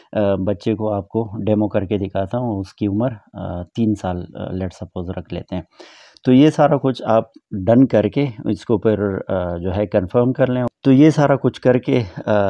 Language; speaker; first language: Urdu; non-native, local second language; Pashto